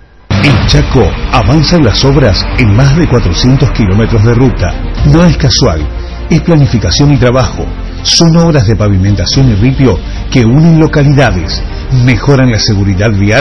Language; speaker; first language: Spanish; native; Spanish